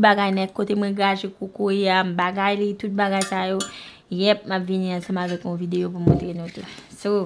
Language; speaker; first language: Haitian Creole; early bilingual, heritage; Haitian Creole